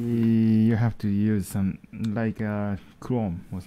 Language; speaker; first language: English; non-native, learner; Japanese